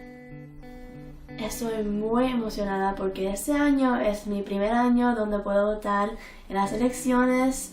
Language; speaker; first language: Spanish; early bilingual, heritage; Spanish